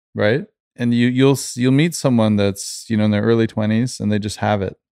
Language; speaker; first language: English; native; English